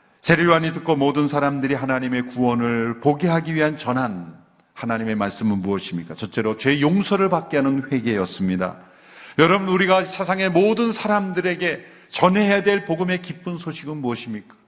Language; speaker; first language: Korean; native; Korean